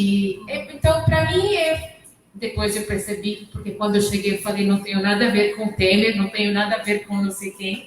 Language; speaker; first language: Portuguese; non-native, fluent; Arabic